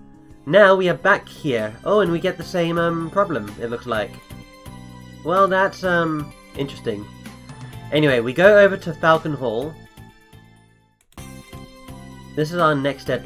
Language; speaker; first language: English; native; English